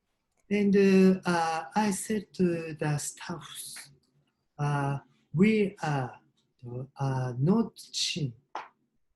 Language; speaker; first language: English; non-native, learner; Japanese